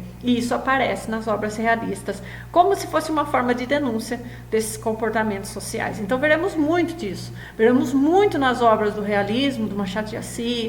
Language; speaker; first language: Portuguese; native; Portuguese